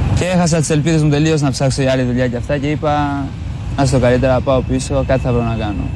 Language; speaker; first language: Greek; early bilingual, other home language; Albanian